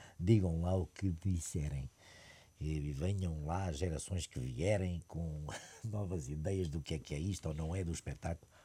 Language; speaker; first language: Portuguese; native; Portuguese